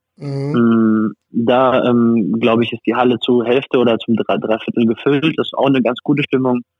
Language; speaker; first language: German; non-native, fluent; French